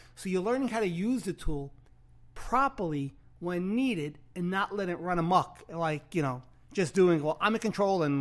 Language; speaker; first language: English; native; English